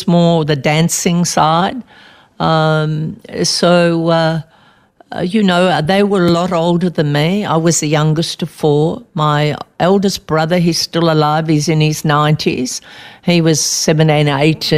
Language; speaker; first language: English; native; English